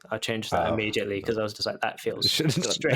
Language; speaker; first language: English; native; English